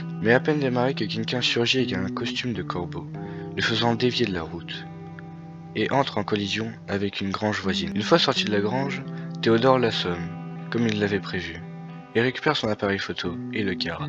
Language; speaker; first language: French; native; French